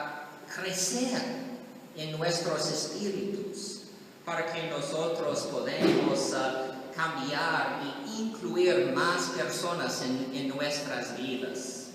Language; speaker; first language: Spanish; non-native, learner; English